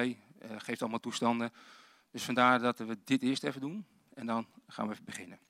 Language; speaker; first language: Dutch; native; Dutch